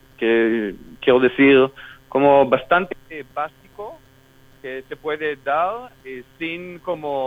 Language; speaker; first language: Spanish; non-native, fluent; Hebrew